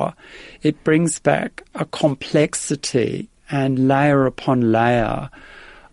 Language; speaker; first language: English; early bilingual, other home language; Dutch